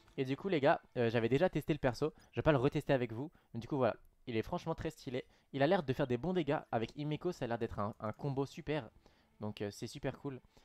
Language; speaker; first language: French; native; French